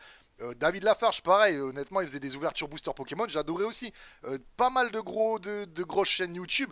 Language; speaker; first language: French; native; French